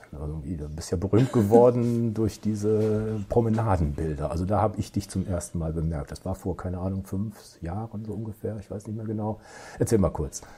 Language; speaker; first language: German; native; German